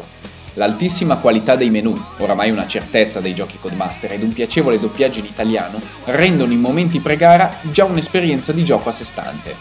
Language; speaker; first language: Italian; native; Italian